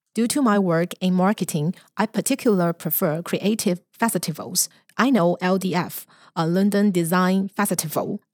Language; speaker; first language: English; non-native, fluent; Chinese